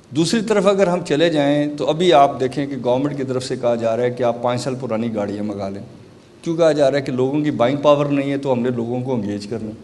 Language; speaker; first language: Urdu; non-native, local second language; Punjabi